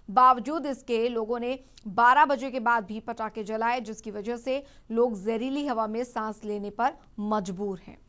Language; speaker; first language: Hindi; native; Hindi